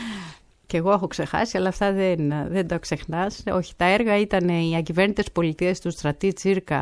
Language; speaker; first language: Greek; native; Greek